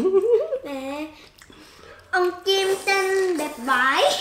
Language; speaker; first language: Vietnamese; early bilingual, heritage; Korean